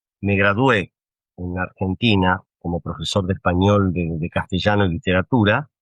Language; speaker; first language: Spanish; native; Spanish